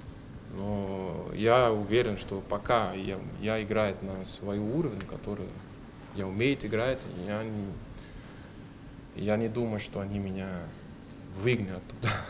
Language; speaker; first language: Russian; non-native, fluent; Portuguese